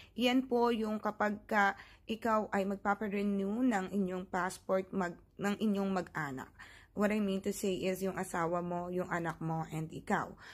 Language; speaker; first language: Filipino; native; Filipino